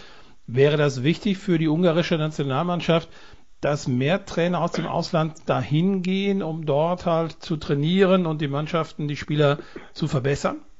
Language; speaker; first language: German; native; German